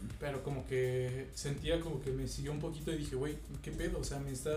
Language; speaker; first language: Spanish; native; Spanish